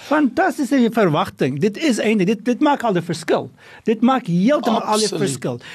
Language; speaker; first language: Afrikaans; non-native, fluent; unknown